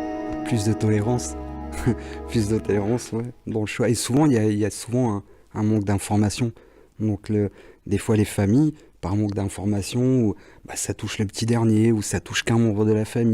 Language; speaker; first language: French; native; French